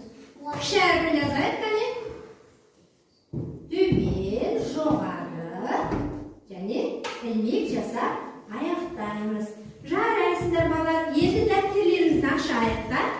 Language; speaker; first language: Kazakh; native; Kazakh